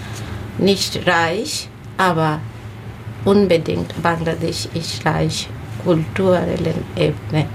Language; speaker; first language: German; non-native, learner; Bangla